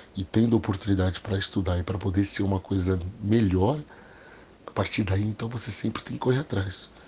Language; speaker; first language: Portuguese; early bilingual, other home language; English